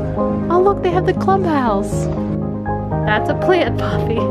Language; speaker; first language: English; native; English